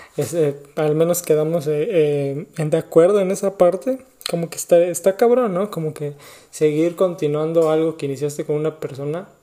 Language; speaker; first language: Spanish; native; Spanish